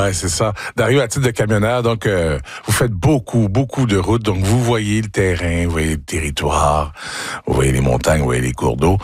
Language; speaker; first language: French; native; French